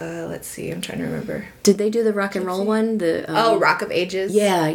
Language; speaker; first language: English; native; English